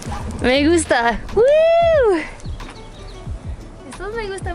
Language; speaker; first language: Spanish; non-native, fluent; English